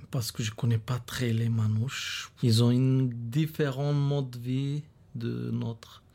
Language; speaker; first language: French; non-native, fluent; Bulgarian